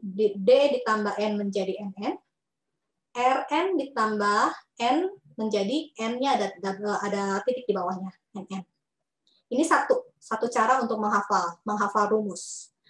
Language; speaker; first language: Indonesian; native; Indonesian